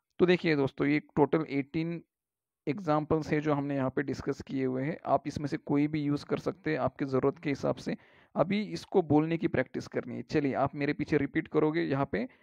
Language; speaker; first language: Hindi; native; Hindi